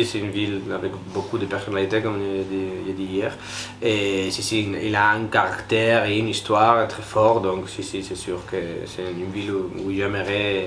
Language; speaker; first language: French; non-native, fluent; Spanish